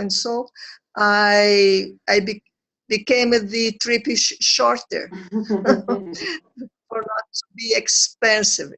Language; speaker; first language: English; non-native, learner; Portuguese